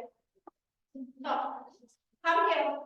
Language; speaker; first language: English; non-native, learner; Indonesian